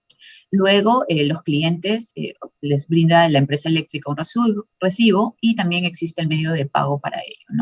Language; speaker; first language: Spanish; native; Spanish